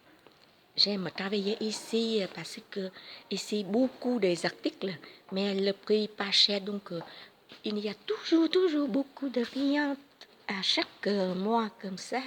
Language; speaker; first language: French; non-native, learner; Vietnamese